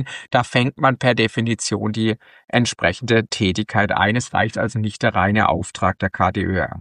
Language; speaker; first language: German; native; German